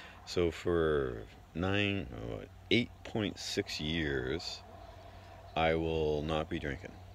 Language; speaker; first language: English; native; English